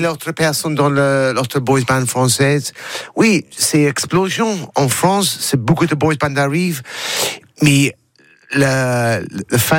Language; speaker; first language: French; non-native, learner; English